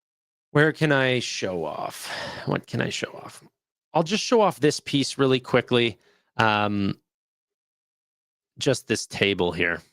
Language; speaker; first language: English; native; English